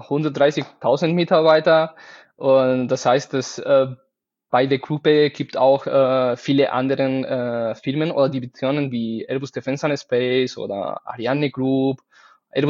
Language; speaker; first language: German; non-native, fluent; Spanish